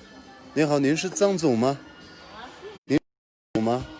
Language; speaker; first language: Chinese; non-native, fluent; Mongolian